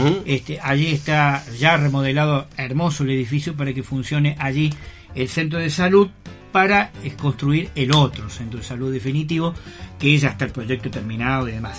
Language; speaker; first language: Spanish; native; Spanish